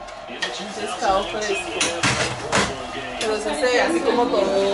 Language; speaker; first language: Spanish; native; Spanish